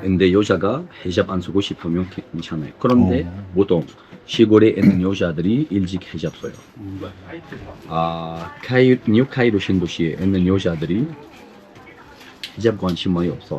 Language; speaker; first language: Korean; non-native, learner; Arabic